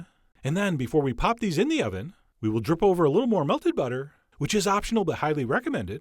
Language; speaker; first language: English; native; English